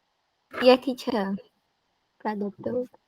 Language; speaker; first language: English; non-native, learner; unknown